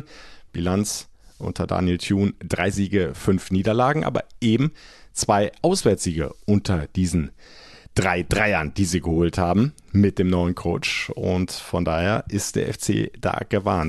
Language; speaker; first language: German; native; German